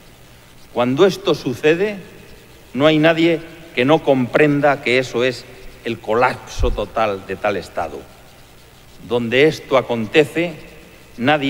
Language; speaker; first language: Spanish; native; Spanish